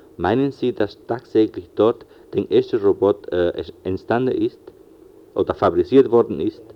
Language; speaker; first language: German; non-native, fluent; Spanish